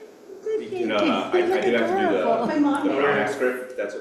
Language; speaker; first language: English; native; English